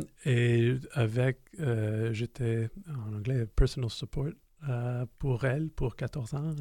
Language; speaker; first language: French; non-native, fluent; English